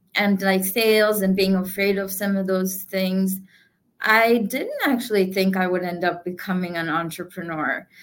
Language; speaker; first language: English; non-native, local second language; Gujarati